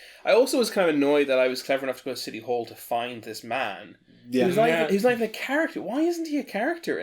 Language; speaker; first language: English; native; English